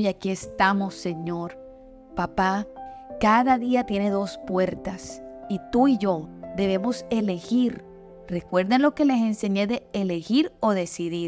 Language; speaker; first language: Spanish; native; Spanish